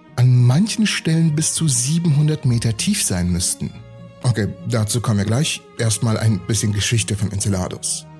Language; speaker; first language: German; early bilingual, other home language; Russian